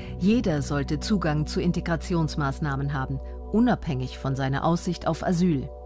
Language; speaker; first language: German; native; German